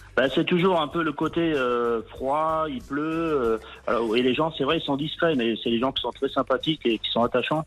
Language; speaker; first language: French; native; French